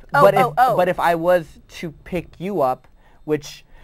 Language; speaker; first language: English; native; English